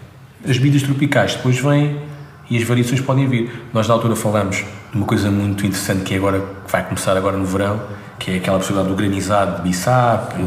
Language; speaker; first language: Portuguese; native; Portuguese